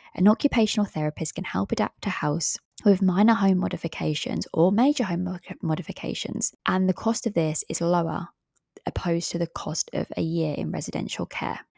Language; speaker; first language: English; native; English